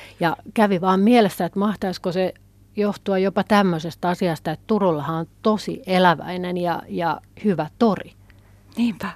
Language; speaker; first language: Finnish; native; Finnish